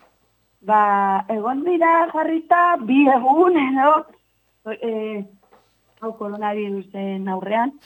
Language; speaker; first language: Basque; non-native, local second language; Spanish